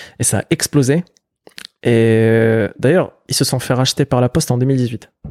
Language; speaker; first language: French; non-native, local second language; Arabic